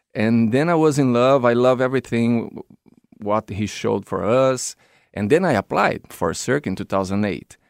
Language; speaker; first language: English; non-native, fluent; Portuguese